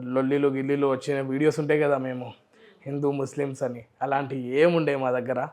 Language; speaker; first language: Telugu; non-native, local second language; Urdu